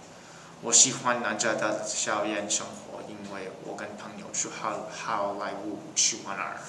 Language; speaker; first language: Chinese; non-native, learner; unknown